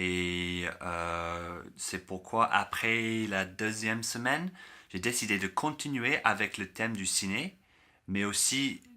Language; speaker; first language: French; non-native, learner; English